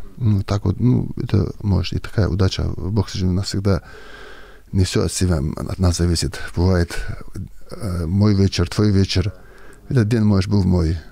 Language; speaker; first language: Russian; non-native, local second language; Avaric